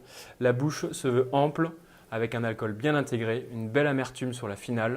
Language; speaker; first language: French; native; French